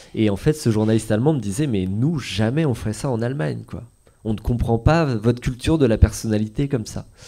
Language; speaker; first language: French; native; French